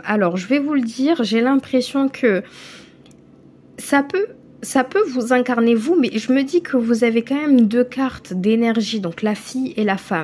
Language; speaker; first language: French; native; French